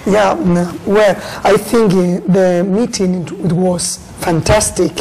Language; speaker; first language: English; non-native, learner; Spanish